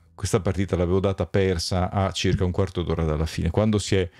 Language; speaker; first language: Italian; native; Italian